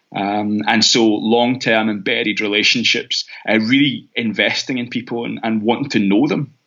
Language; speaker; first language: English; native; English